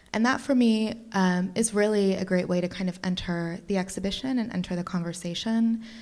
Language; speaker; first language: English; native; English